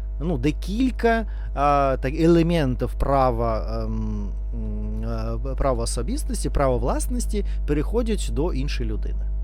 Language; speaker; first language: Ukrainian; non-native, learner; Russian